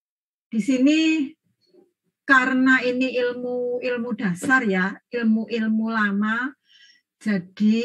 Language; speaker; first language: Indonesian; native; Indonesian